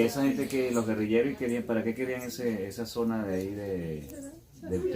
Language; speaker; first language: Spanish; native; Spanish